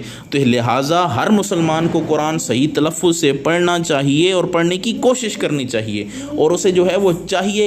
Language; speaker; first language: Urdu; native; Urdu